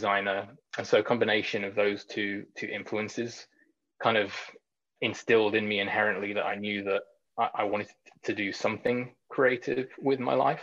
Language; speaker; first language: English; native; English